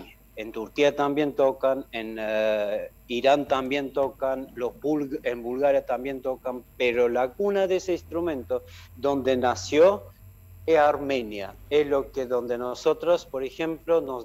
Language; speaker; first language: Spanish; non-native, fluent; Armenian